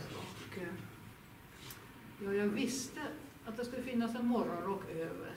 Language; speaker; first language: Swedish; native; Swedish